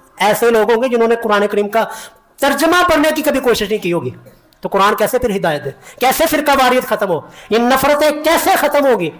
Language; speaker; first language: Urdu; non-native, local second language; Punjabi